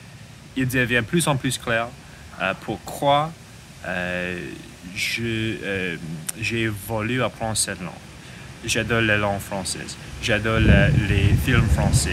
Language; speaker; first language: French; non-native, learner; English